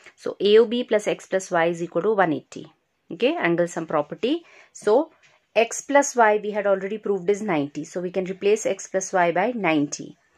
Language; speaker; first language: English; non-native, local second language; Hindi